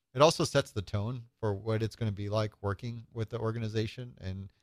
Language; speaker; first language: English; native; English